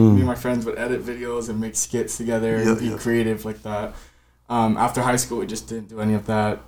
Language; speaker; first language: English; native; English